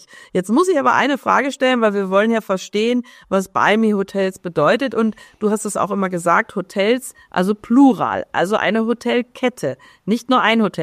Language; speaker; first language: German; native; German